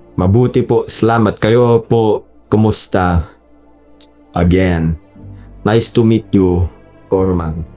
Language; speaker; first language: Filipino; non-native, learner; English